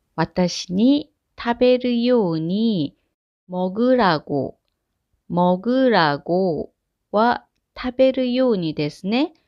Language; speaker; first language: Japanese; non-native, fluent; Korean